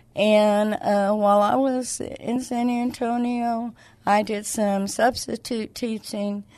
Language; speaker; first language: English; native; English